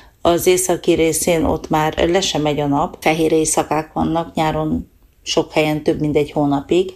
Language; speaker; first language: Hungarian; native; Hungarian